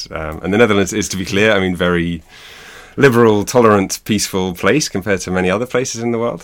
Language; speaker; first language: English; native; English